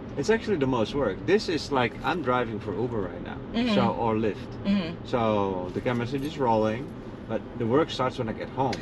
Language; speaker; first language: English; non-native, fluent; Dutch